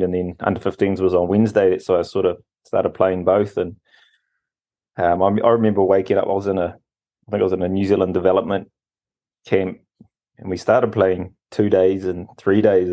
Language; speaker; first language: English; native; English